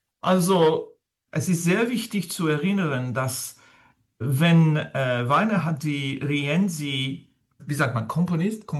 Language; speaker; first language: German; non-native, fluent; French